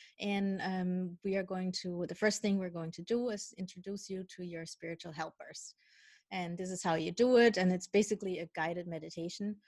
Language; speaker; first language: English; non-native, fluent; Dutch